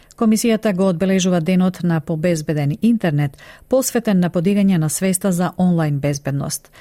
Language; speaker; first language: Macedonian; native; Macedonian